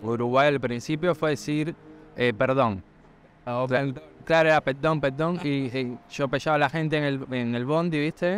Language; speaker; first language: Spanish; native; Spanish